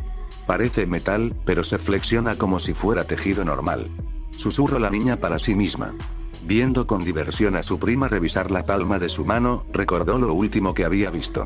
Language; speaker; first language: Spanish; native; Spanish